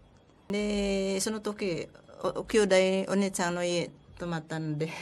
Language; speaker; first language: Japanese; non-native, learner; Filipino